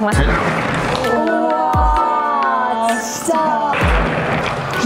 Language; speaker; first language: Korean; non-native, fluent; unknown